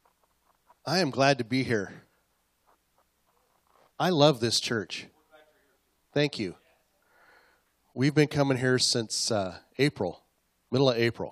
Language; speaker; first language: English; native; English